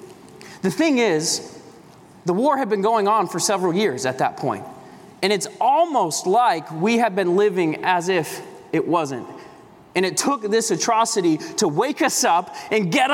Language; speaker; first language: English; native; English